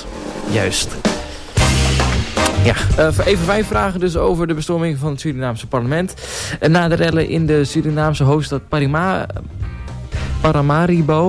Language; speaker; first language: Dutch; native; Dutch